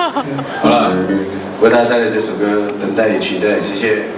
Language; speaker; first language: Chinese; native; Chinese